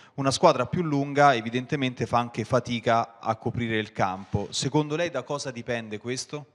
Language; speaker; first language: Italian; native; Italian